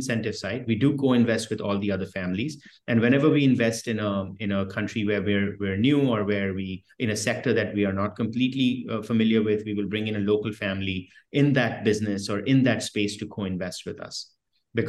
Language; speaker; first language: English; non-native, local second language; Hindi